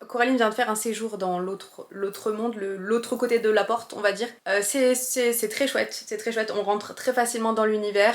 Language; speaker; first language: French; native; French